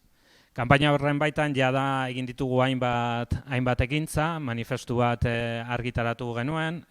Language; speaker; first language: Basque; native; Basque